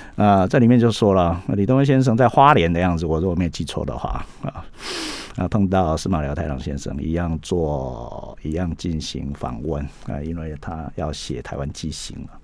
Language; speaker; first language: Chinese; native; Chinese